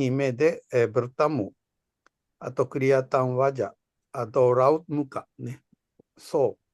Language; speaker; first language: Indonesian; non-native, fluent; Japanese